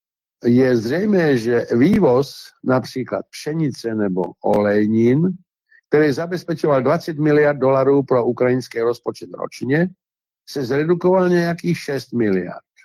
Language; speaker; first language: Czech; native; Czech